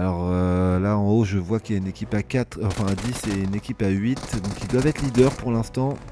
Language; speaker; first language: French; native; French